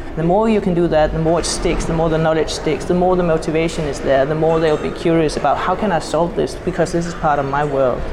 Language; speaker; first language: English; non-native, fluent; Danish